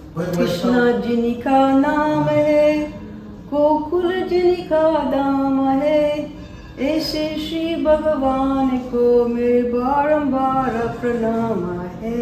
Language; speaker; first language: Hindi; non-native, fluent; English